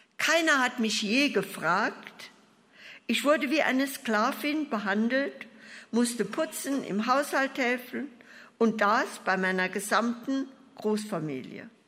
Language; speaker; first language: German; native; German